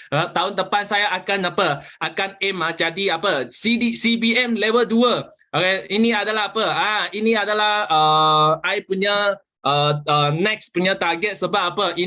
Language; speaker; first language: Malay; non-native, local second language; Chinese